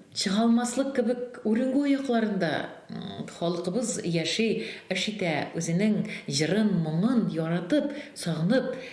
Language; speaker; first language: Tatar; non-native, local second language; Russian